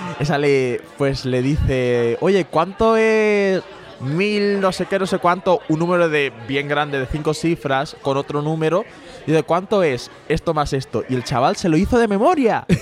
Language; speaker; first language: Spanish; early bilingual, other home language; Bangla